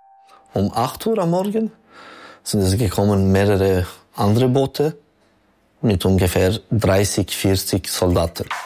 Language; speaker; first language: German; non-native, learner; French